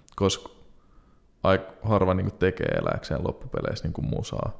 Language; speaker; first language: Finnish; early bilingual, other home language; Serbian